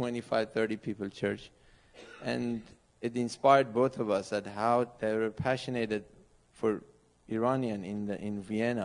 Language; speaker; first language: English; non-native, fluent; Persian